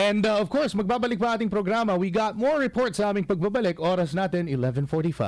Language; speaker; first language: Filipino; native; Filipino